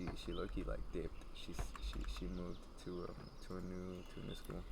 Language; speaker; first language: English; native; English